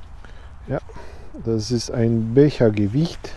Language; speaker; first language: German; non-native, learner; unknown